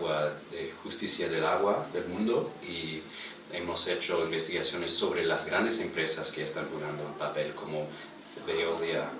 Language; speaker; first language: Spanish; non-native, fluent; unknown